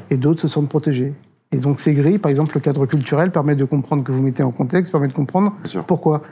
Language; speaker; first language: French; native; French